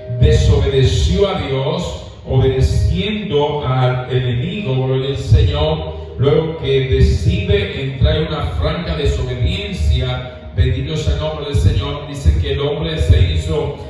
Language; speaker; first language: Spanish; native; Spanish